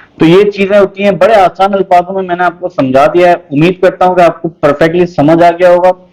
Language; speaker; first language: Urdu; native; Urdu